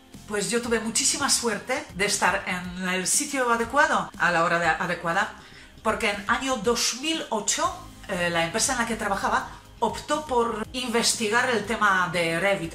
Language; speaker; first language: Spanish; non-native, fluent; Polish